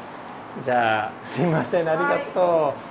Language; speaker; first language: Japanese; non-native, fluent; English